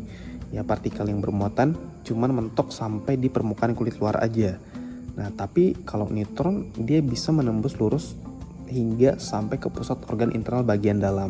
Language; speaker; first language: Indonesian; native; Indonesian